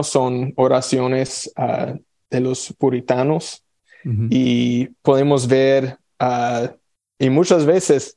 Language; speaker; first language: Spanish; non-native, fluent; English